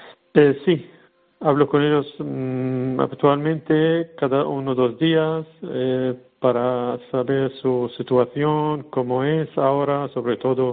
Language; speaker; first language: Spanish; non-native, learner; Arabic